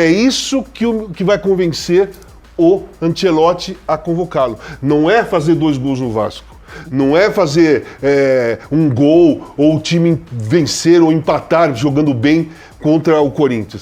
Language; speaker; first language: Portuguese; native; Portuguese